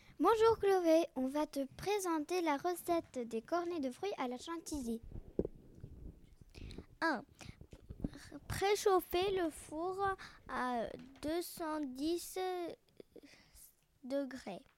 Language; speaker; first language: French; non-native, learner; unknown